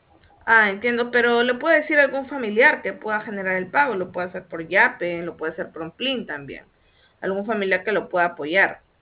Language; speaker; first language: Spanish; native; Spanish